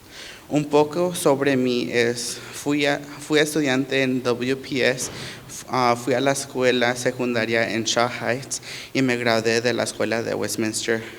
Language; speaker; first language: Spanish; early bilingual, heritage; Spanish